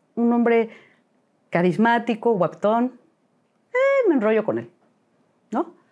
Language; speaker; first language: Spanish; native; Spanish